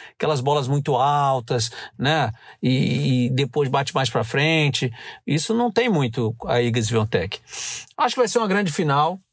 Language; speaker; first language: Portuguese; native; Portuguese